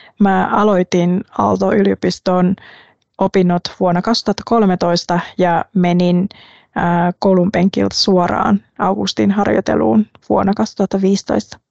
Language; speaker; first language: Finnish; non-native, fluent; Vietnamese